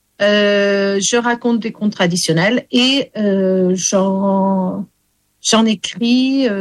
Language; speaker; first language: French; early bilingual, heritage; English